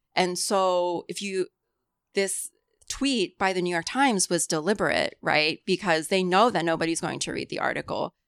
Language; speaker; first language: English; early bilingual, other home language; Cantonese